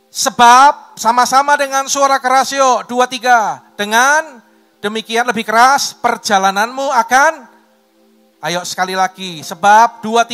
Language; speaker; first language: Indonesian; native; Indonesian